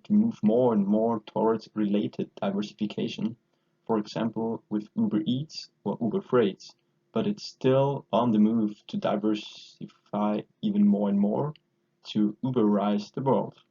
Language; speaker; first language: English; non-native, fluent; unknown